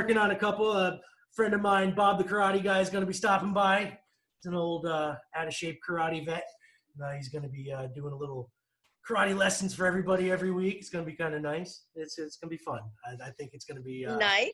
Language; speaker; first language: English; native; English